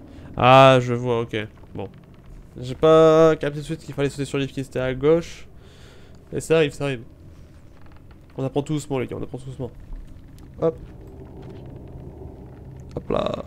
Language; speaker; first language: French; native; French